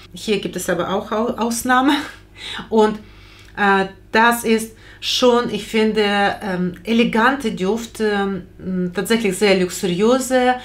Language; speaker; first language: German; non-native, fluent; Russian